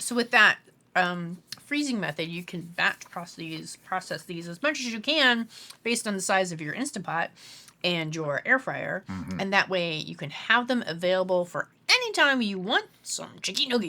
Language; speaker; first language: English; native; English